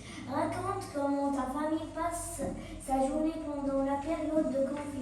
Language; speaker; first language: French; non-native, learner; Arabic